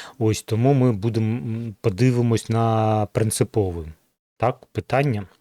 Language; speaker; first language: Ukrainian; non-native, local second language; Russian